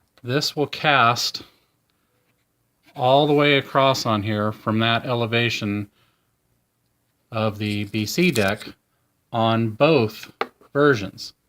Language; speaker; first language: English; native; English